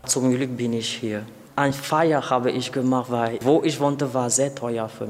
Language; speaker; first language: German; non-native, learner; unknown